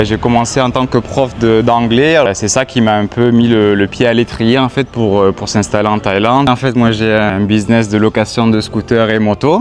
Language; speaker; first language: French; native; French